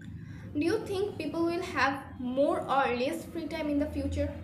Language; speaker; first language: English; non-native, fluent; Bangla